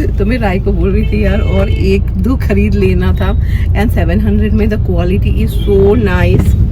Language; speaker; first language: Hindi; non-native, local second language; Bangla